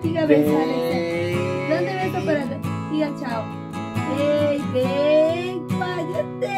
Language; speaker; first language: Portuguese; non-native, fluent; Spanish